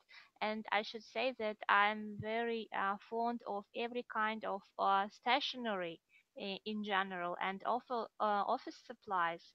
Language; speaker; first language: English; non-native, fluent; Russian